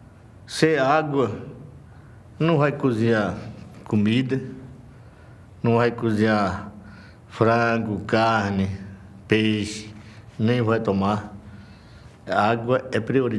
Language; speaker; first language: Portuguese; non-native, local second language; Yanomámi